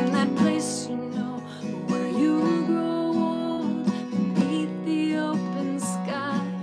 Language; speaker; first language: English; native; English